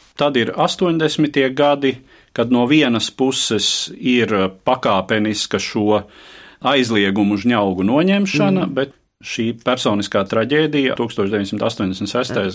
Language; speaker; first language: Latvian; native; Latvian